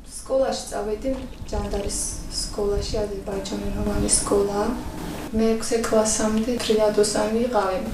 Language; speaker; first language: Georgian; non-native, local second language; Azerbaijani